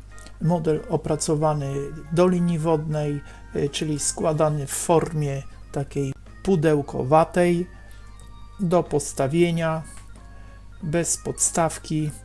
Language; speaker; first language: Polish; native; Polish